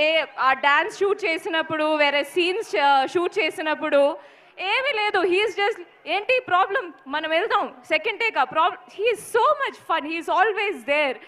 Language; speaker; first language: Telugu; non-native, fluent; Malayalam